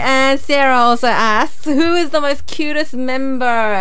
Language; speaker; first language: English; early bilingual, other home language; Korean